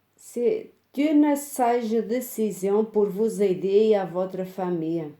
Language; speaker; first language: French; non-native, fluent; Portuguese